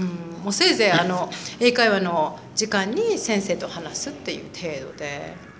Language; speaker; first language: Japanese; native; Japanese